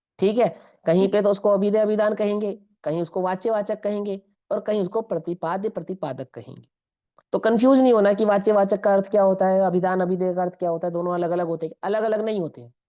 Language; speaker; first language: Hindi; non-native, local second language; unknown